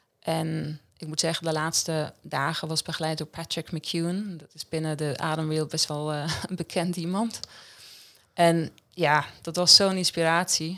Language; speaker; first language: Dutch; non-native, fluent; Swiss German